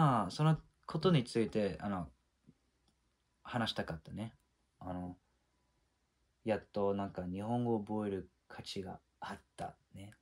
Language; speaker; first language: Japanese; non-native, fluent; English